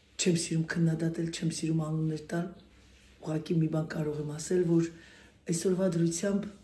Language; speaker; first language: Armenian; native; Armenian